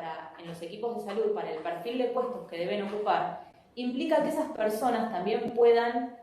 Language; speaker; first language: Spanish; native; Spanish